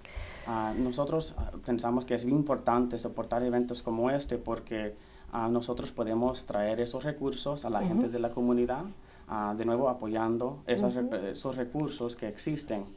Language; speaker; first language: Spanish; early bilingual, heritage; Spanish